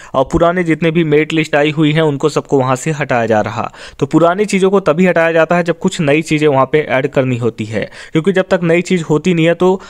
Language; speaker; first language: Hindi; native; Hindi